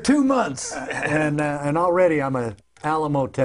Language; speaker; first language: English; native; English